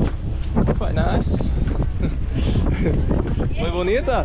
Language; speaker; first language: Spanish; non-native, learner; English